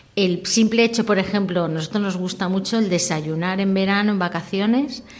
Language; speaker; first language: Spanish; non-native, local second language; Catalan